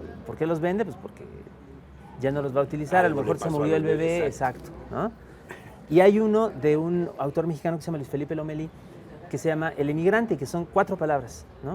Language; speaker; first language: Spanish; native; Spanish